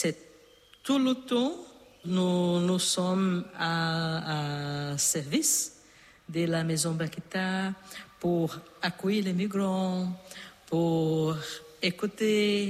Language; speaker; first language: French; non-native, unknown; Portuguese